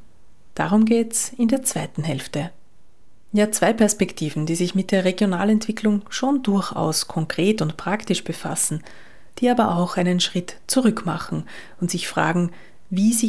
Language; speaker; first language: German; native; German